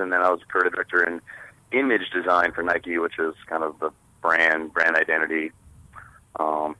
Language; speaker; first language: English; native; English